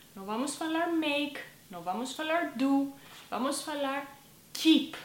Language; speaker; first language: Portuguese; non-native, fluent; English